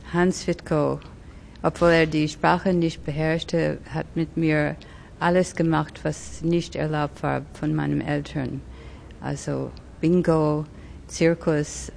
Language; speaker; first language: German; early bilingual, other home language; French